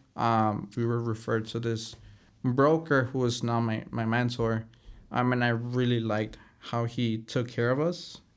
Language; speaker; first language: English; early bilingual, other home language; Spanish